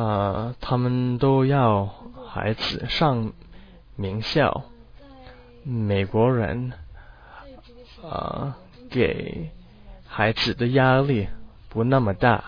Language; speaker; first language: Chinese; non-native, learner; English